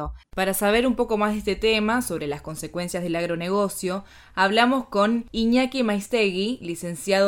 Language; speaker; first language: Spanish; native; Spanish